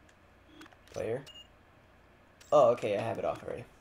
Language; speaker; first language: English; native; English